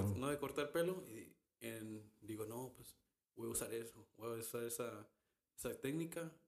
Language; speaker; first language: Spanish; early bilingual, heritage; Spanish